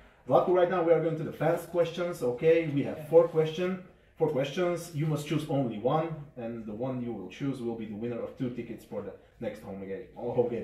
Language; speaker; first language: English; non-native, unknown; Slovak